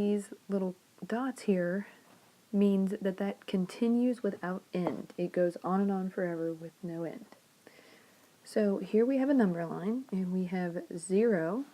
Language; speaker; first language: English; native; English